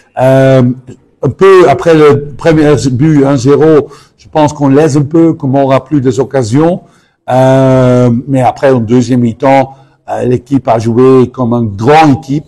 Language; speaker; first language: French; non-native, fluent; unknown